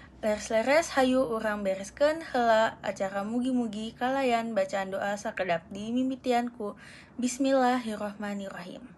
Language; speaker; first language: Sundanese; native; Sundanese